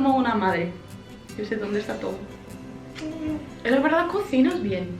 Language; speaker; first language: Spanish; non-native, fluent; English